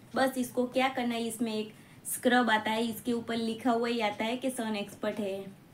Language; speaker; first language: Hindi; non-native, local second language; Gujarati